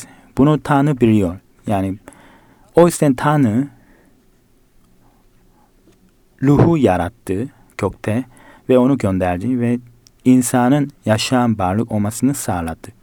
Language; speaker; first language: Turkish; non-native, fluent; Korean